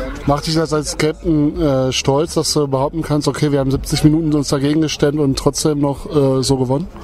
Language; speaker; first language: German; native; German